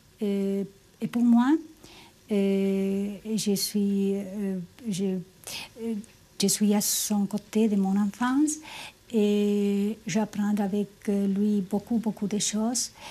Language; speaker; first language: French; non-native, fluent; Spanish